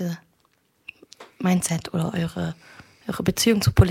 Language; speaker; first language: German; early bilingual, other home language; Arabic